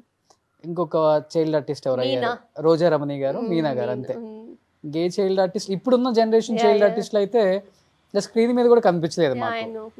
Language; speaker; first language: Telugu; native; Telugu